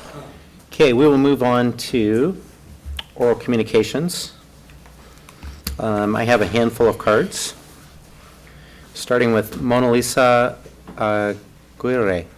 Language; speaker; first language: English; native; English